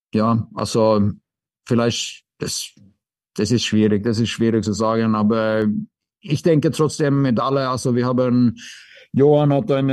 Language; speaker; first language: German; non-native, fluent; Swedish